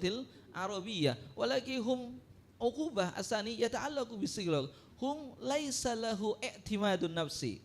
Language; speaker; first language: Arabic; non-native, fluent; Indonesian